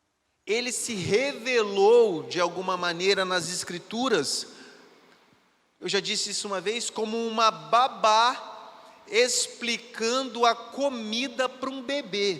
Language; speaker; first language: Portuguese; native; Portuguese